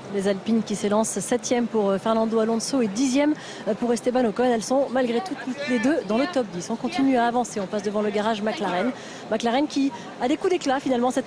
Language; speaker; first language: French; native; French